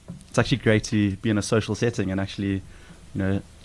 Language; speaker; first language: English; native; English